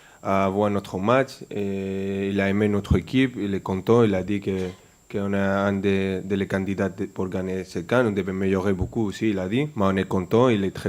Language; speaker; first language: French; non-native, fluent; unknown